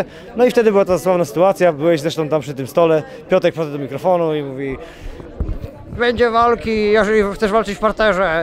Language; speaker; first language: Polish; native; Polish